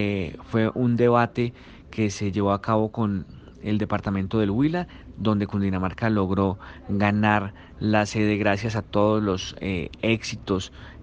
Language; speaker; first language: Spanish; native; Spanish